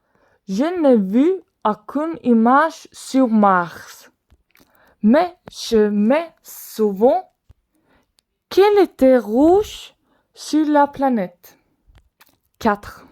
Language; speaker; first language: French; non-native, learner; Swedish